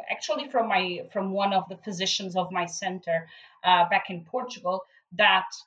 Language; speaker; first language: English; non-native, fluent; Portuguese